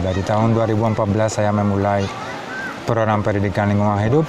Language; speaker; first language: Indonesian; non-native, fluent; Spanish